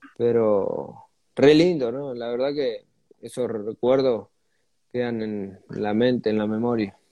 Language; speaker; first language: Spanish; native; Spanish